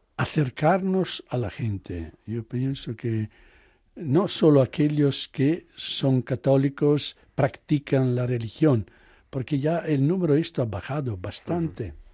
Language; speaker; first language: Spanish; non-native, fluent; Italian